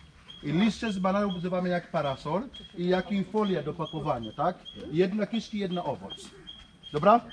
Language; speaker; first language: Polish; non-native, learner; Swahili